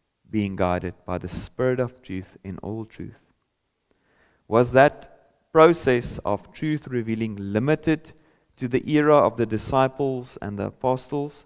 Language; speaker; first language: English; non-native, local second language; Afrikaans